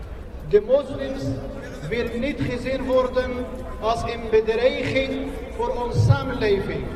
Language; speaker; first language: Dutch; non-native, fluent; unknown